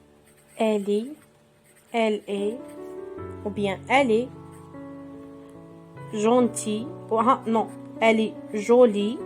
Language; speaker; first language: French; non-native, local second language; Arabic